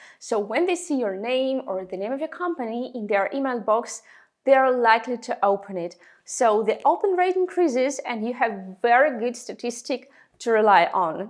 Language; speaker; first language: English; non-native, fluent; Russian